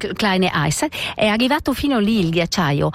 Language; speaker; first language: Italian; non-native, local second language; German